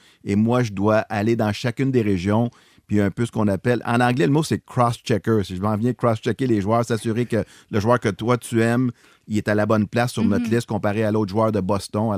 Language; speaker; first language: French; native; French